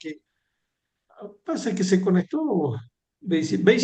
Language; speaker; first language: Spanish; native; Spanish